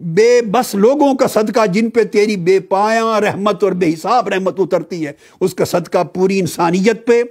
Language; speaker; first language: Urdu; native; Urdu